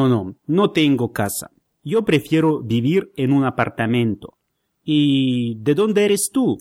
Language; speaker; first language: Spanish; non-native, fluent; Russian